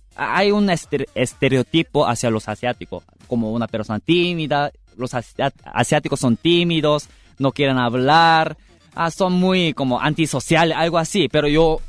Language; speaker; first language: Spanish; non-native, fluent; Korean